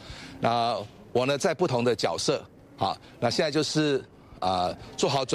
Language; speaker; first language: Chinese; native; Chinese